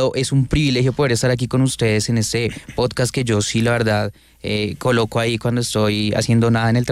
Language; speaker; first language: Spanish; native; Spanish